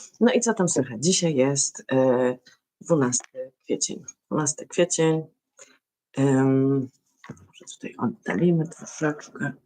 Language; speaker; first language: Polish; native; Polish